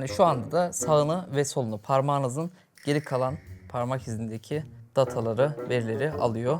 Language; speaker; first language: Turkish; native; Turkish